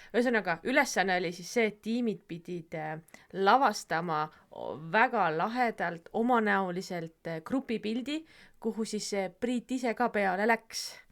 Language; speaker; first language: Estonian; native; Estonian